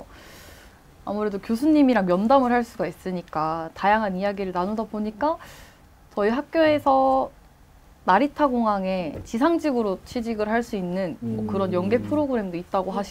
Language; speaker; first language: Korean; native; Korean